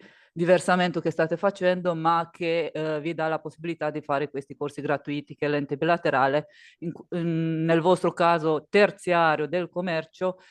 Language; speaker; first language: Italian; native; Italian